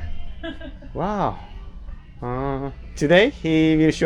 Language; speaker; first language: English; non-native, learner; Japanese